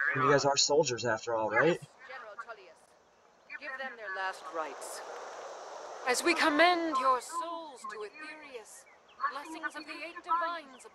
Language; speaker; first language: English; native; English